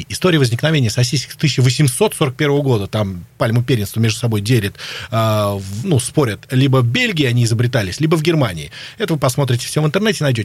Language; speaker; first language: Russian; native; Russian